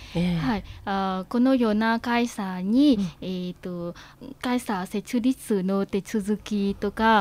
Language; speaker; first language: Japanese; non-native, fluent; Vietnamese